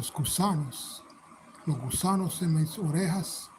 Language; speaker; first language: Spanish; non-native, fluent; English